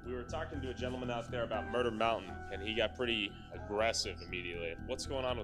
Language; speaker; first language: English; native; English